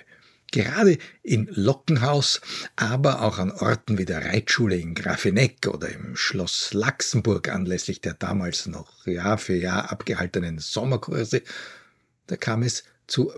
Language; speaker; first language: German; native; German